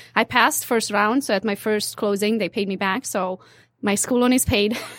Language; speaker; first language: English; non-native, fluent; Hungarian